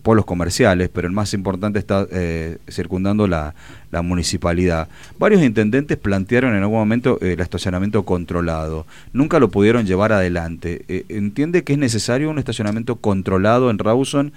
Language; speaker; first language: Spanish; native; Spanish